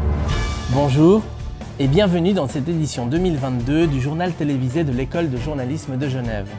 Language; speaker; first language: French; native; French